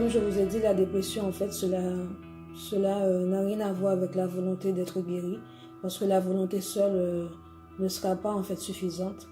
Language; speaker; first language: French; native; French